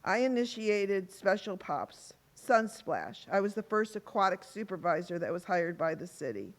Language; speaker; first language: English; native; English